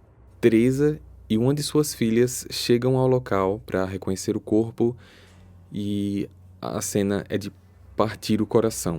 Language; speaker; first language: Portuguese; native; Portuguese